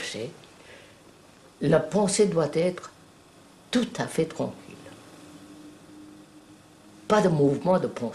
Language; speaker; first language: French; non-native, fluent; Telugu